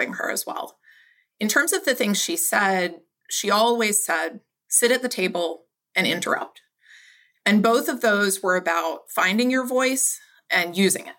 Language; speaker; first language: English; native; English